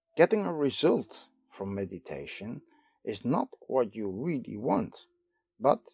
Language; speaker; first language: English; non-native, fluent; Dutch